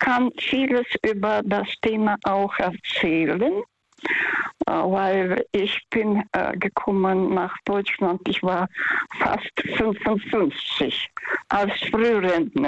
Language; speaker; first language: German; non-native, fluent; Russian